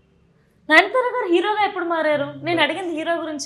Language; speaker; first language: Telugu; native; Telugu